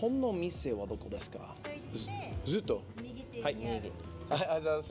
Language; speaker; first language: Japanese; non-native, learner; English